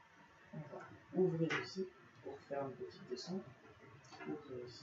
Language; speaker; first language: French; native; French